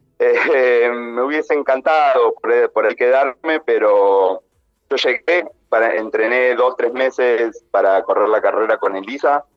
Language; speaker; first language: Spanish; native; Spanish